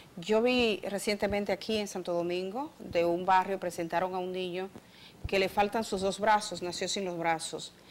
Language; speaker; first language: Spanish; native; Spanish